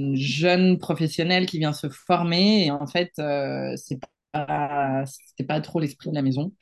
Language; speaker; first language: French; non-native, fluent; Spanish